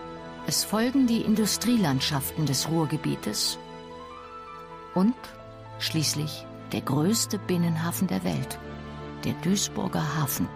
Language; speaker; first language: German; native; German